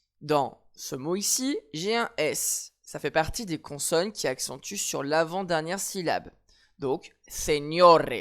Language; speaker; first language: French; native; French